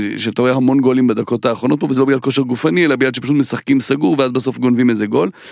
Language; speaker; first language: Hebrew; native; Hebrew